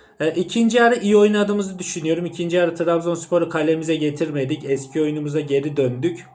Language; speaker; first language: Turkish; native; Turkish